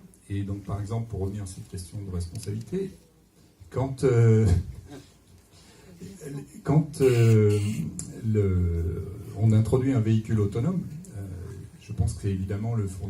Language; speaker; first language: French; native; French